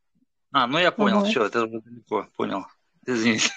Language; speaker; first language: Russian; native; Russian